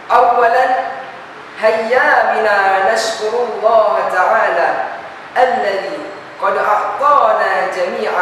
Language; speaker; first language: Arabic; non-native, learner; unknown